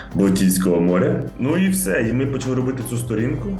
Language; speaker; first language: Ukrainian; native; Ukrainian